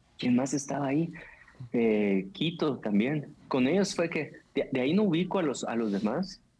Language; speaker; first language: Spanish; native; Spanish